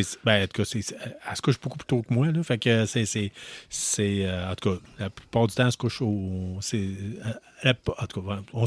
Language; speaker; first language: French; native; French